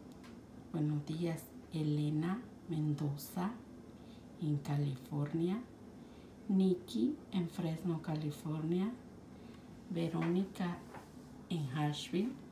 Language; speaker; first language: Spanish; native; Spanish